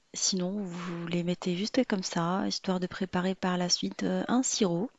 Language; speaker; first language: French; non-native, local second language; Arabic